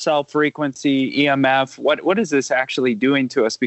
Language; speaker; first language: English; native; English